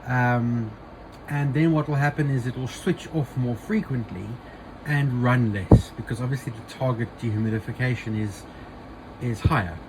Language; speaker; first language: English; native; English